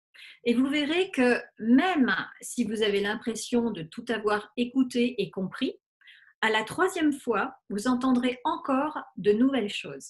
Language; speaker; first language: French; native; French